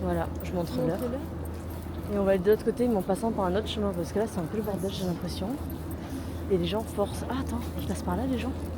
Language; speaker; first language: French; native; French